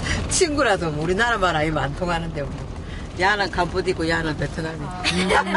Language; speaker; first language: Korean; native; Korean